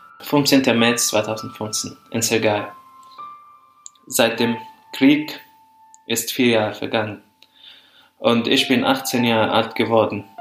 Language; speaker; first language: German; non-native, fluent; Arabic